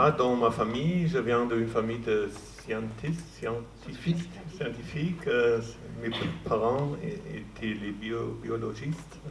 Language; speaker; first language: French; non-native, fluent; German